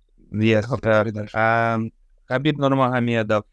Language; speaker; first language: English; non-native, learner; Ukrainian